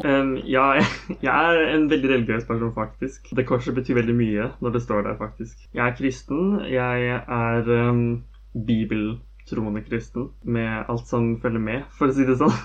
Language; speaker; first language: Norwegian; native; Norwegian